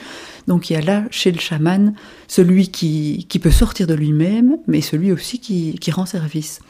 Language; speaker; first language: French; native; French